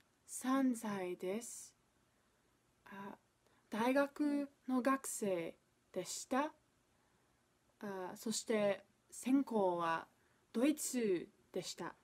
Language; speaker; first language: Japanese; non-native, learner; English